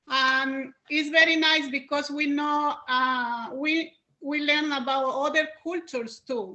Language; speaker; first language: English; non-native, learner; Spanish